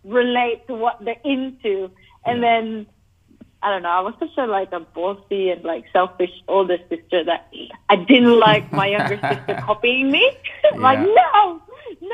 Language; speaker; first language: English; non-native, local second language; Cebuano